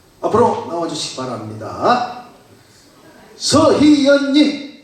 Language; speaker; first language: Korean; native; Korean